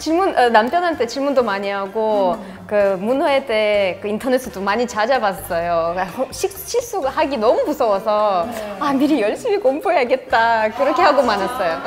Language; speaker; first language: Korean; non-native, fluent; Russian